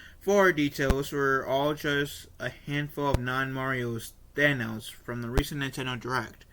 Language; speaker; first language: English; native; English